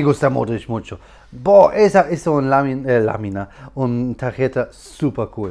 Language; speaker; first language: Spanish; non-native, learner; German